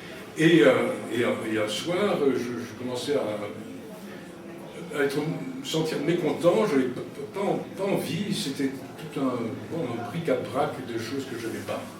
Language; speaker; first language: French; native; French